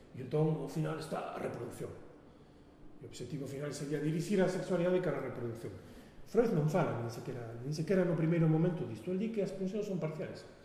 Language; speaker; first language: Galician; non-native, local second language; Spanish